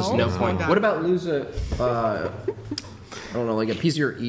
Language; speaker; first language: English; native; English